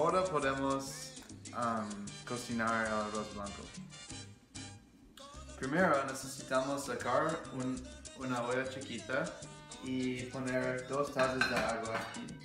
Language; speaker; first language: Spanish; non-native, learner; English